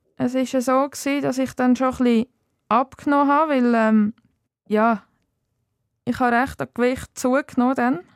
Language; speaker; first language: German; native; German